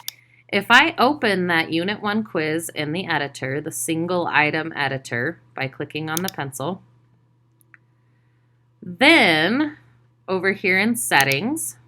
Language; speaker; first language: English; native; English